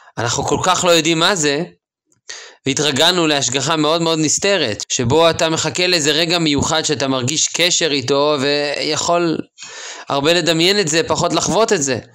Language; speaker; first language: Hebrew; native; Hebrew